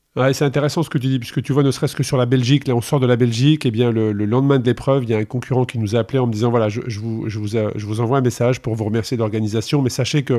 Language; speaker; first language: French; native; French